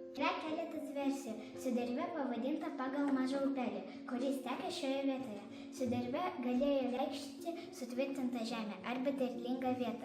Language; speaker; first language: Lithuanian; non-native, local second language; Polish